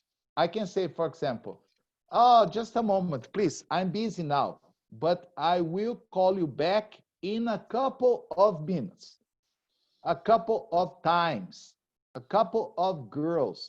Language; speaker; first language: English; non-native, fluent; Portuguese